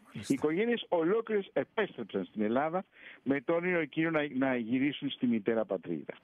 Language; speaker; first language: Greek; early bilingual, heritage; Greek